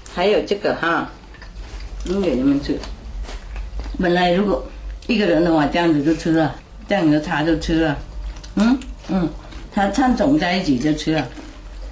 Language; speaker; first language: Chinese; non-native, fluent; Vietnamese